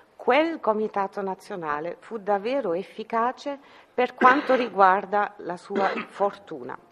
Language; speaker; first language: Italian; non-native, fluent; German